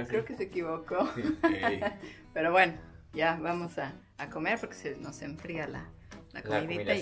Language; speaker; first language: Spanish; native; Spanish